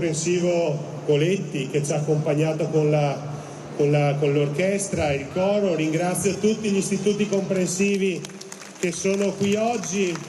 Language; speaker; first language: Italian; native; Italian